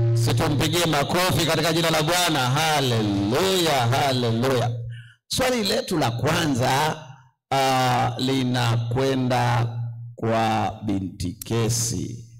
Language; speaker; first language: Swahili; native; Swahili